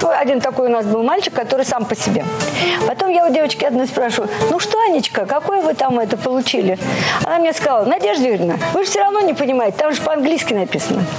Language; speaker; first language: Russian; native; Russian